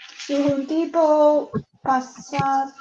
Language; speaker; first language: Spanish; non-native, learner; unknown